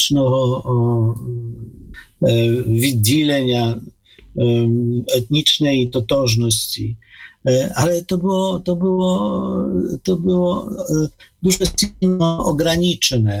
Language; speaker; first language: Polish; non-native, fluent; Ukrainian